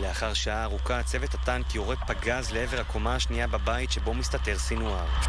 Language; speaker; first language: Hebrew; native; Hebrew